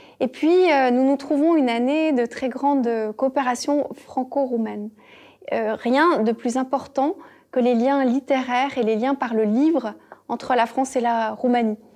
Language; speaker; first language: French; native; French